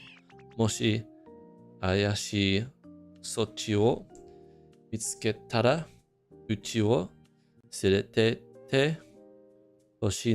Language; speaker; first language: Japanese; non-native, fluent; English